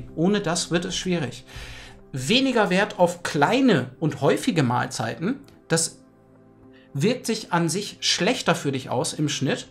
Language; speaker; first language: German; native; German